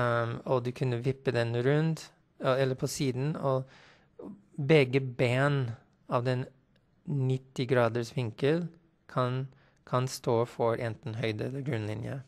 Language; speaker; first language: Norwegian; non-native, fluent; English